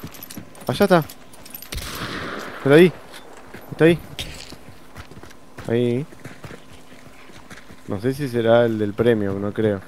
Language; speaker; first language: Spanish; native; Spanish